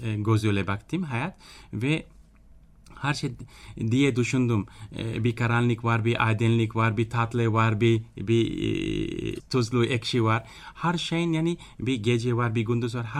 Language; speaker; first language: Turkish; non-native, fluent; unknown